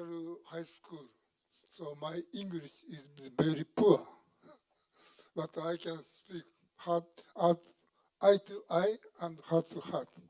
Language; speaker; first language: English; non-native, learner; Japanese